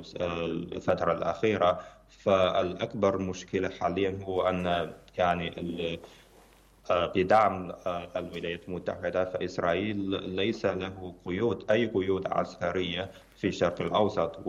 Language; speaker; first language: Arabic; non-native, fluent; Chinese